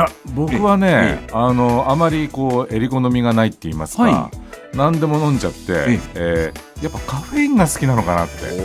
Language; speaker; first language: Japanese; native; Japanese